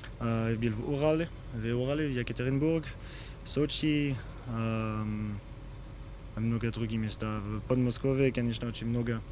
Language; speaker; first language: Russian; non-native, learner; French